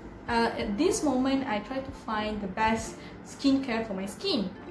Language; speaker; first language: English; non-native, local second language; Malay